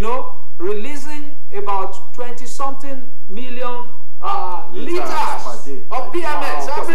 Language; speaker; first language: English; non-native, local second language; Yoruba